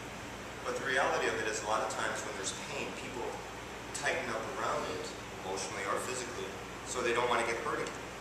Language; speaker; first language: English; native; English